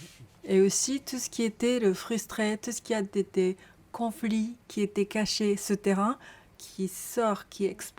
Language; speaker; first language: French; non-native, learner; Japanese